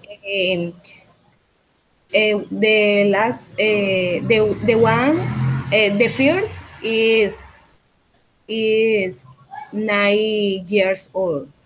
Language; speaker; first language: English; non-native, learner; Spanish